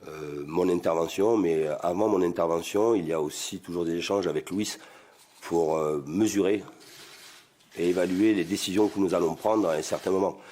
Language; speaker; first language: French; native; French